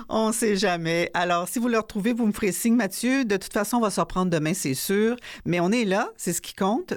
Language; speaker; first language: French; native; French